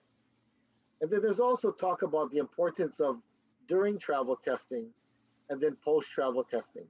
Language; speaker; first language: English; native; English